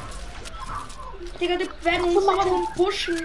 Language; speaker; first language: German; early bilingual, other home language; Turkish